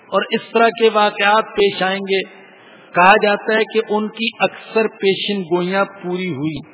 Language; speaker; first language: Urdu; non-native, local second language; Punjabi